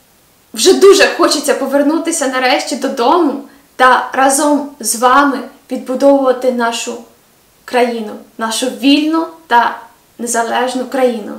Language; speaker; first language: Ukrainian; native; Ukrainian